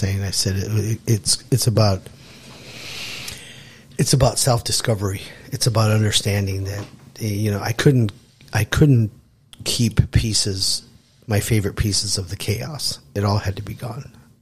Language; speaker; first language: English; native; English